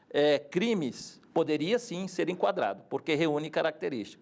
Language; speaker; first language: Portuguese; native; Portuguese